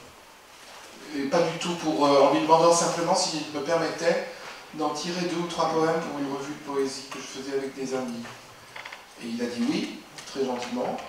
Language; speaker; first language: French; native; French